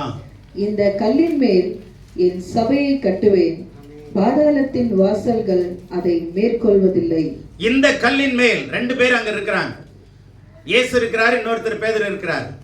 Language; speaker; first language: Tamil; native; Tamil